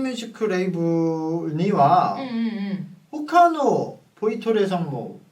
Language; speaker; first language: Japanese; non-native, fluent; Korean